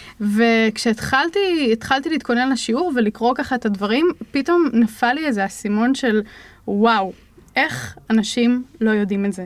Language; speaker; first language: Hebrew; native; Hebrew